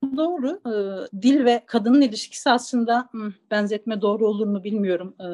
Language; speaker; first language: Turkish; non-native, local second language; Zaza